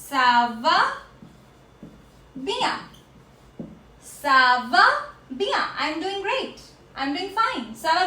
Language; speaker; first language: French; non-native, fluent; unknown